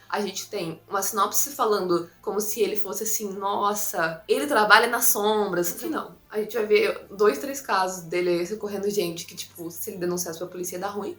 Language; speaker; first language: Portuguese; native; Portuguese